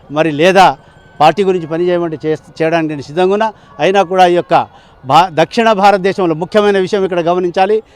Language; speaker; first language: Telugu; non-native, local second language; Lambadi